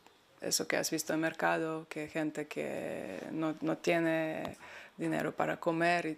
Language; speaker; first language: Spanish; non-native, fluent; Serbian